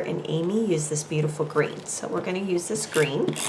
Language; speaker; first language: English; native; English